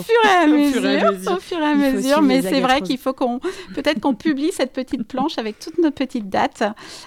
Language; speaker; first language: French; native; French